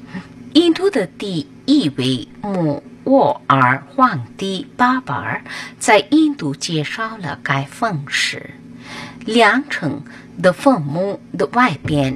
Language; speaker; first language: Chinese; non-native, learner; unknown